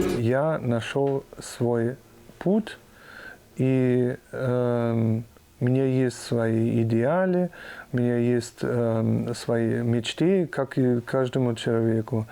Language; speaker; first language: Russian; non-native, fluent; German